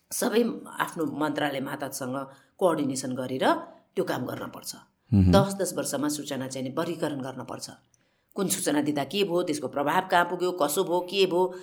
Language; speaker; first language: Nepali; native; Nepali